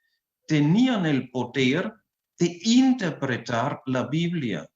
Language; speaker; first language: Spanish; non-native, fluent; German